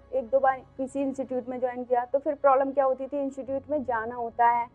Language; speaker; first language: Hindi; native; Hindi